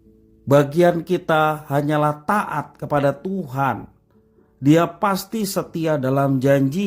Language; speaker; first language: Indonesian; native; Indonesian